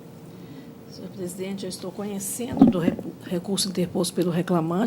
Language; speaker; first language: Portuguese; native; Portuguese